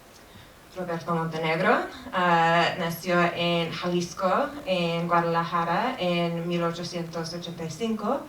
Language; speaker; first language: Spanish; non-native, fluent; English